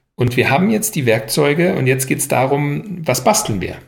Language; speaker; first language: German; native; German